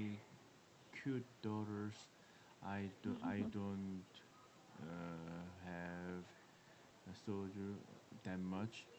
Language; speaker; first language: English; non-native, learner; Korean